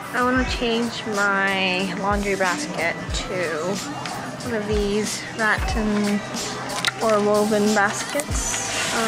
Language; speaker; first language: English; early bilingual, other home language; Korean